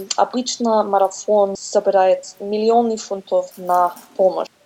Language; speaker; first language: Russian; non-native, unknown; English